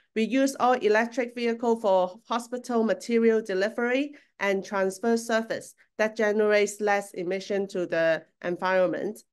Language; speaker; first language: English; non-native, local second language; Cantonese